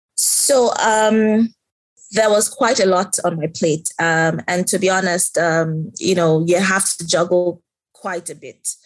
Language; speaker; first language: English; non-native, local second language; Yoruba